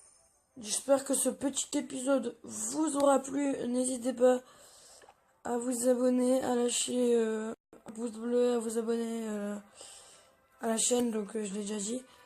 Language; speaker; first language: French; native; French